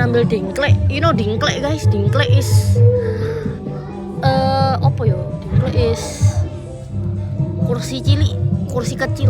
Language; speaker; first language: Indonesian; native; Indonesian